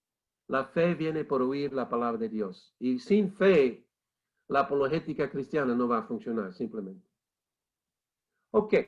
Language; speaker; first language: Spanish; non-native, fluent; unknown